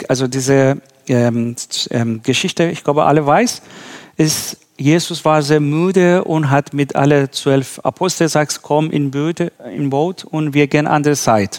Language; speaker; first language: German; non-native, learner; Persian